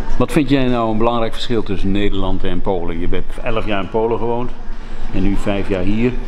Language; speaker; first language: Dutch; native; Dutch